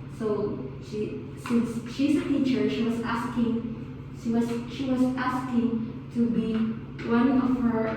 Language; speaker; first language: English; non-native, learner; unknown